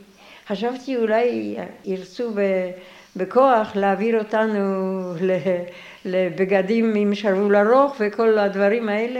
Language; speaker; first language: Hebrew; non-native, fluent; Polish